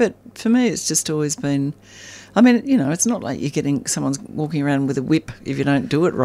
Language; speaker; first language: English; native; English